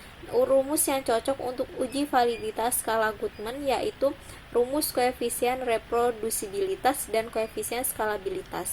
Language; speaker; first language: Indonesian; native; Indonesian